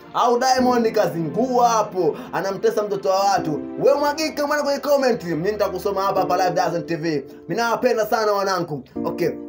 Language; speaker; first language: Swahili; native; Swahili